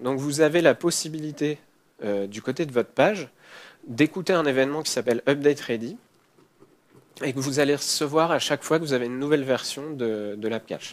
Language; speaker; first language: French; native; French